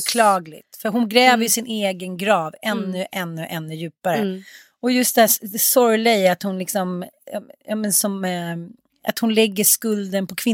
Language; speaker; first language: Swedish; native; Swedish